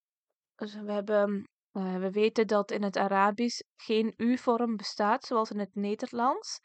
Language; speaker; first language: Dutch; early bilingual, other home language; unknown